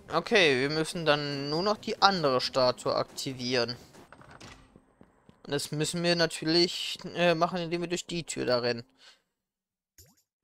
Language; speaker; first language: German; native; German